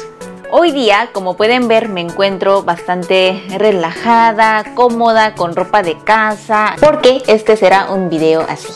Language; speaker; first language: Spanish; early bilingual, other home language; Korean